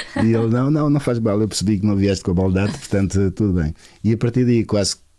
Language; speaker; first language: Portuguese; non-native, local second language; Kabuverdianu